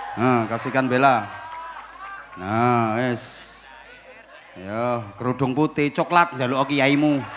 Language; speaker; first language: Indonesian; non-native, local second language; Javanese